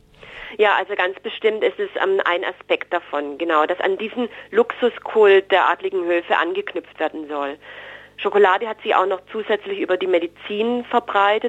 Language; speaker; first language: German; native; German